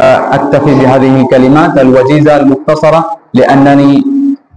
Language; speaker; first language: Arabic; non-native, fluent; Urdu